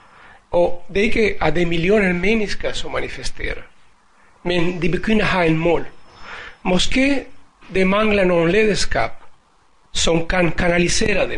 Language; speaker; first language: Danish; non-native, fluent; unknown